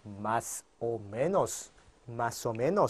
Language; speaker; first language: Spanish; non-native, fluent; Korean